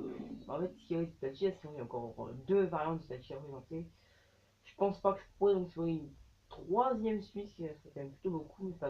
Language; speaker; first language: French; native; French